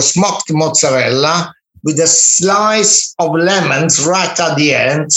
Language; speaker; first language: English; non-native, fluent; Italian